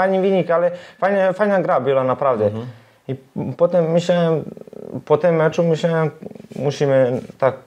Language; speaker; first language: Polish; non-native, learner; Serbian